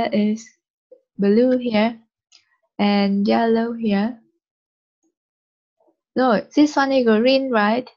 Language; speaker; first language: English; non-native, learner; Vietnamese